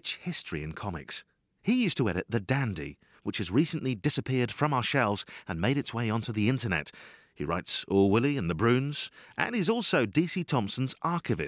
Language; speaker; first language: English; native; English